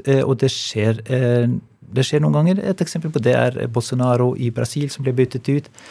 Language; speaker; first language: Norwegian; non-native, fluent; Albanian